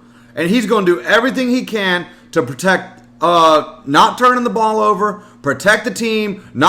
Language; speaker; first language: English; native; English